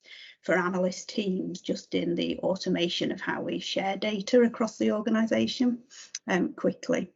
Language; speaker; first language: English; native; English